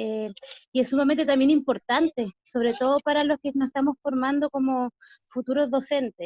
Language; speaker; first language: Spanish; native; Spanish